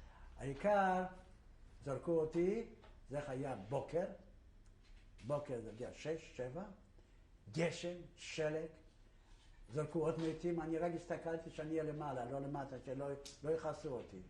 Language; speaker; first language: Hebrew; non-native, fluent; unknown